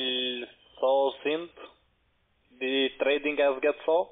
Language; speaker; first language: German; non-native, learner; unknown